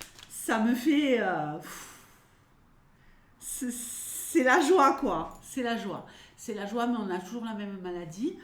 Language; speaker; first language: French; native; French